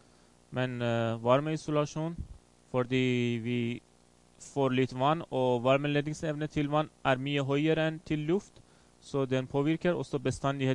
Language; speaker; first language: Swedish; non-native, fluent; Persian